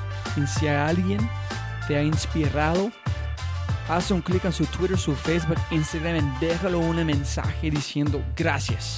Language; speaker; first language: Spanish; non-native, fluent; English